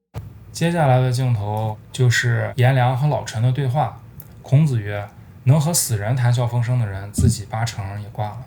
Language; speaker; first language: Chinese; native; Chinese